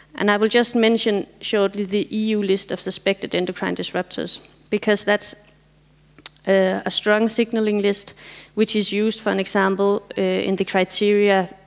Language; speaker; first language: English; non-native, fluent; Danish